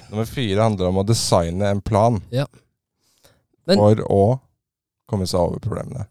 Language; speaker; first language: Norwegian; native; Norwegian